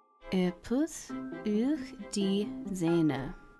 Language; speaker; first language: German; non-native, learner; English